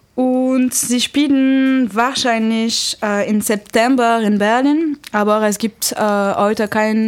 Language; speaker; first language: German; non-native, learner; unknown